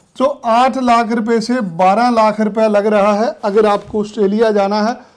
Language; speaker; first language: Hindi; non-native, local second language; Punjabi